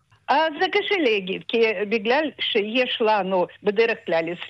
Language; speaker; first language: Hebrew; non-native, fluent; Russian